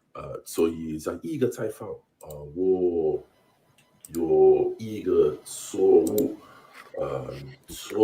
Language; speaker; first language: Chinese; non-native, learner; English